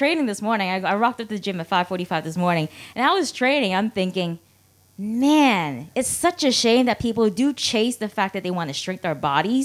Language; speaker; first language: English; non-native, local second language; Cantonese